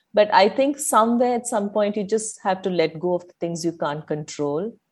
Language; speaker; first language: English; non-native, local second language; Malayalam